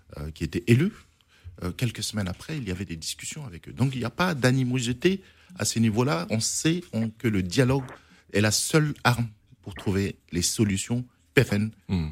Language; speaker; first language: French; non-native, local second language; Arabic